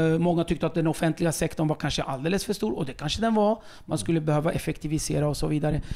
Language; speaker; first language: Swedish; early bilingual, other home language; Kurdish